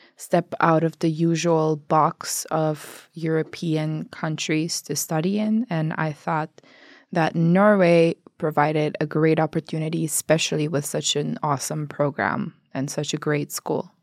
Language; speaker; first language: English; non-native, fluent; Albanian